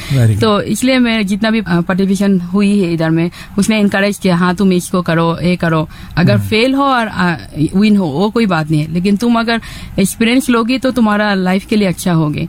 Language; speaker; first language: Hindi; non-native, learner; Bangla